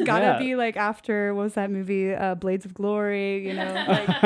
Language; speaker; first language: English; native; English